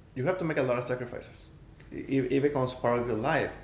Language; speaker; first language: English; non-native, fluent; Spanish